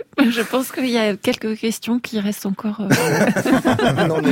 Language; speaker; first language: French; native; French